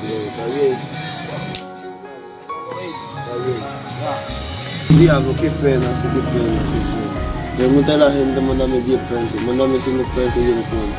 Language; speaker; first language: Spanish; non-native, learner; Haitian Creole